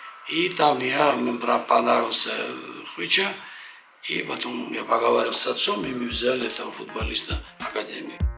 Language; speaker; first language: Russian; non-native, fluent; Georgian